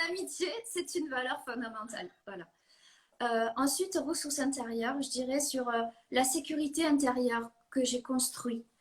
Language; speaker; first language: French; native; French